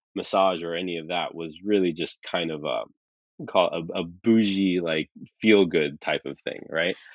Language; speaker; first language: English; early bilingual, other home language; Arabic